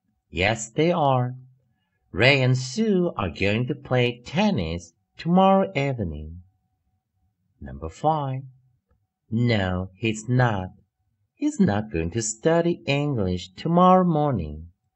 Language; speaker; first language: English; non-native, fluent; Chinese